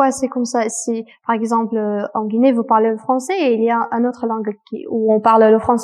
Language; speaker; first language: French; non-native, fluent; Russian